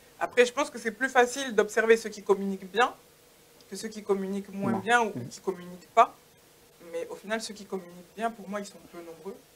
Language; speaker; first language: French; native; French